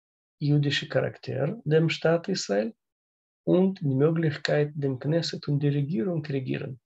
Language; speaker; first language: German; non-native, learner; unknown